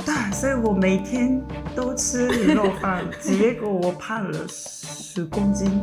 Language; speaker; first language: Chinese; non-native, learner; Japanese